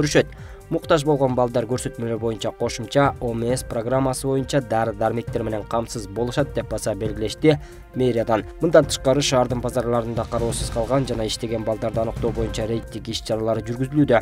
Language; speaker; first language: Kyrgyz; native; Kyrgyz